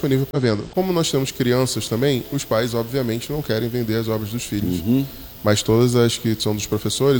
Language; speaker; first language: Portuguese; native; Portuguese